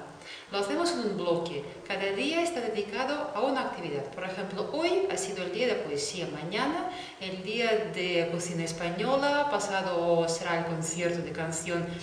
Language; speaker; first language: Spanish; non-native, fluent; Russian